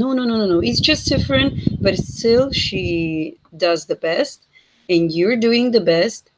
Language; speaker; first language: English; non-native, fluent; Russian